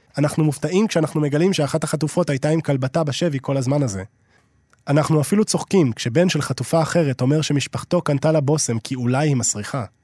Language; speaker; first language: Hebrew; native; Hebrew